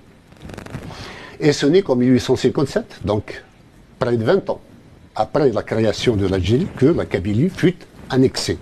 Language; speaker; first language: French; non-native, local second language; Kabyle